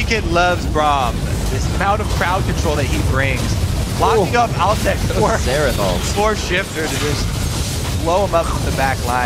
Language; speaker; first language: English; native; English